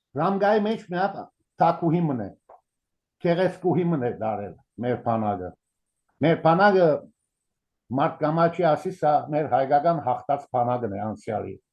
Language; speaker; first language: Armenian; early bilingual, heritage; Armenian